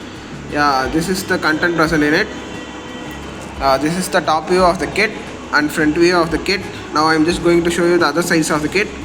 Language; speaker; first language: English; non-native, local second language; Tamil